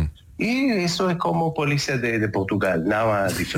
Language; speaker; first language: Portuguese; non-native, learner; Hebrew